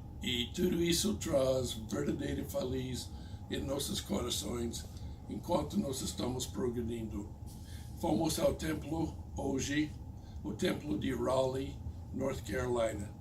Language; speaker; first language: Portuguese; non-native, fluent; English